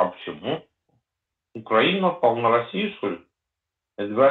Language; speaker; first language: Russian; native; Russian